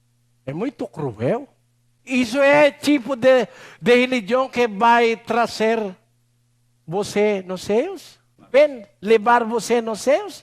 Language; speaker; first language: Portuguese; non-native, learner; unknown